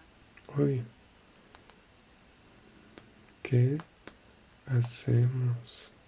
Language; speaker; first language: Spanish; non-native, learner; French